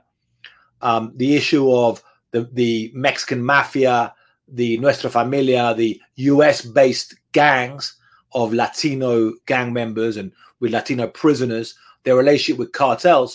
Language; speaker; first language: English; native; English